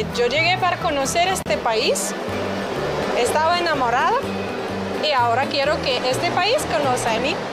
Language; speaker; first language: Spanish; non-native, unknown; Russian